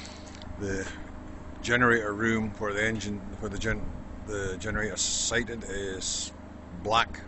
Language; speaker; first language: English; native; English